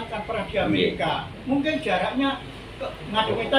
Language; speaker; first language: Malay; non-native, local second language; Javanese